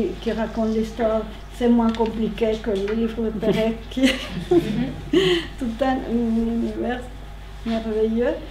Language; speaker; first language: French; non-native, learner; Spanish